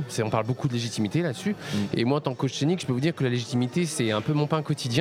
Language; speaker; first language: French; native; French